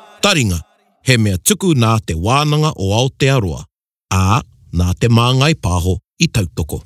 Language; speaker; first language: Māori; non-native, local second language; English